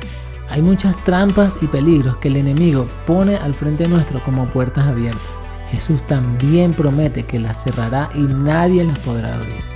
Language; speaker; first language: Spanish; native; Spanish